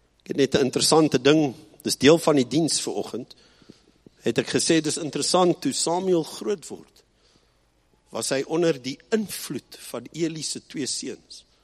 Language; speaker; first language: Afrikaans; early bilingual, heritage; Afrikaans